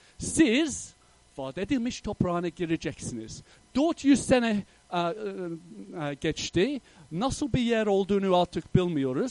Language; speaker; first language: Turkish; non-native, fluent; English